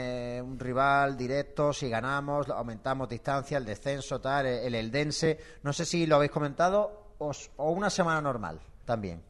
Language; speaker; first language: Spanish; native; Spanish